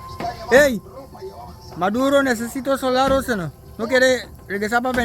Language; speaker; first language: Spanish; non-native, learner; English